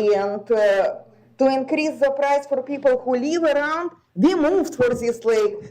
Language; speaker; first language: English; non-native, fluent; Russian